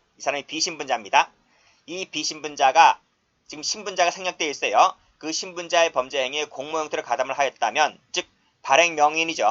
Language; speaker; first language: Korean; native; Korean